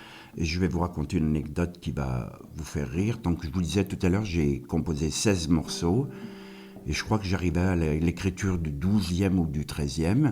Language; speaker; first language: French; non-native, local second language; Kabyle